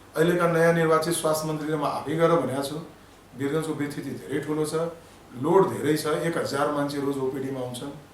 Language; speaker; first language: Nepali; non-native, local second language; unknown